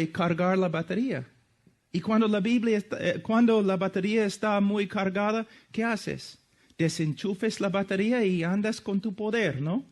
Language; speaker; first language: Spanish; non-native, fluent; English